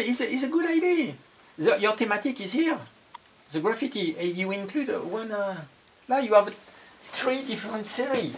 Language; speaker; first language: English; non-native, learner; French